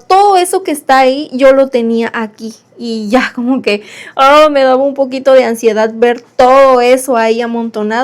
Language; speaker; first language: Spanish; native; Spanish